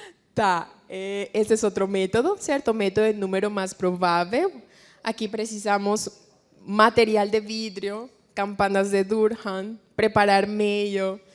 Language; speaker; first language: Portuguese; non-native, fluent; Spanish